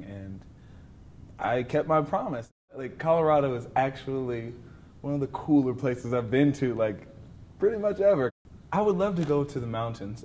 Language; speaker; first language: English; native; English